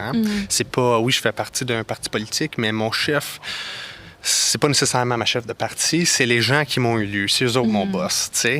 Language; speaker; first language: French; native; French